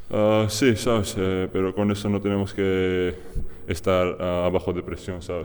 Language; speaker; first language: Spanish; non-native, fluent; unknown